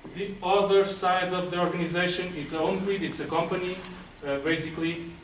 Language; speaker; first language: English; non-native, fluent; Portuguese